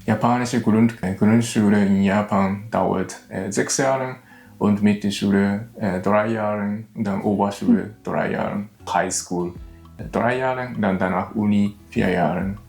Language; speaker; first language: German; non-native, learner; Japanese